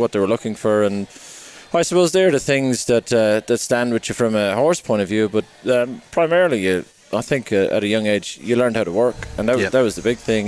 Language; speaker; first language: English; native; English